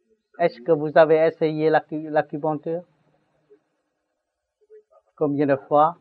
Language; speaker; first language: French; non-native, learner; Vietnamese